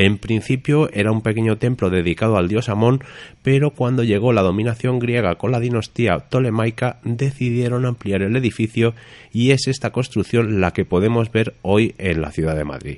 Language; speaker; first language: Spanish; native; Spanish